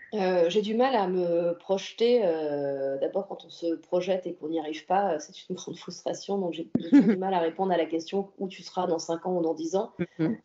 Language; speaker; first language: French; native; French